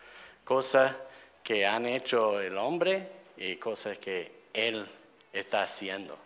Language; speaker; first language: Spanish; non-native, fluent; English